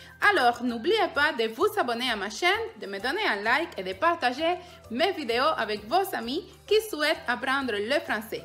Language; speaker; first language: French; non-native, fluent; Spanish